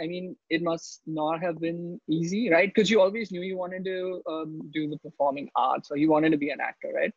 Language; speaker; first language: English; non-native, local second language; Hindi